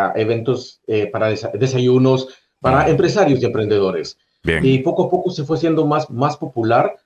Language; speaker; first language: Spanish; native; Spanish